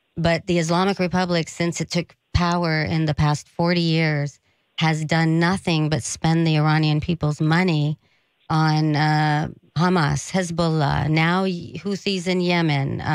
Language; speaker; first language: English; early bilingual, other home language; Persian